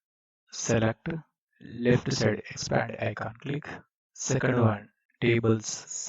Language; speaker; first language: English; non-native, learner; Telugu